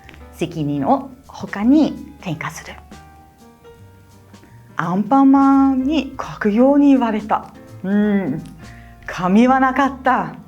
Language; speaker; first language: Japanese; non-native, fluent; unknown